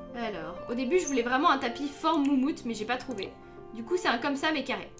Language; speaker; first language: French; native; French